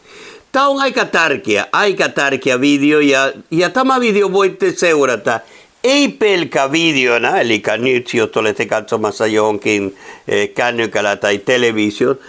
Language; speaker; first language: Finnish; non-native, fluent; Spanish